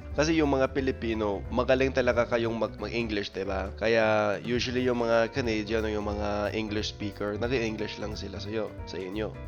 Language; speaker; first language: Filipino; non-native, fluent; English